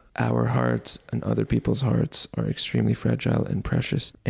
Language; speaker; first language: English; early bilingual, other home language; Arabic